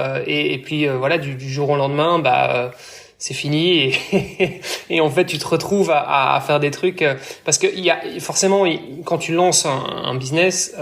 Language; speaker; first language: French; native; French